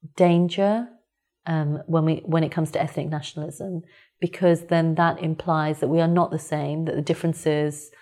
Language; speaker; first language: English; native; English